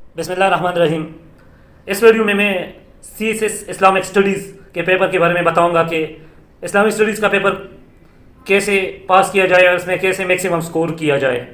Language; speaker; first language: Urdu; non-native, local second language; Pashto